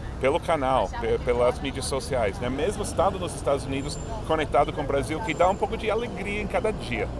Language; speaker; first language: Portuguese; non-native, fluent; English